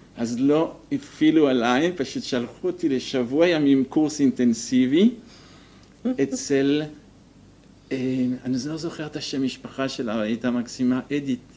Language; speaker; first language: Hebrew; non-native, fluent; French